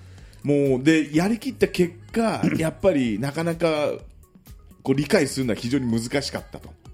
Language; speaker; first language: Japanese; native; Japanese